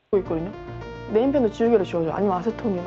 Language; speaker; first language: Korean; native; Korean